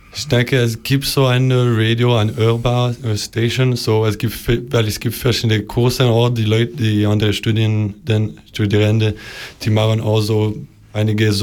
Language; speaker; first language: German; non-native, learner; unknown